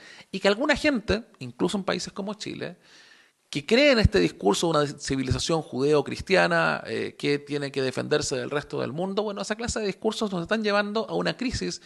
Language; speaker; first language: Spanish; native; Spanish